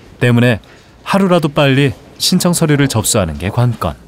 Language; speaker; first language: Korean; native; Korean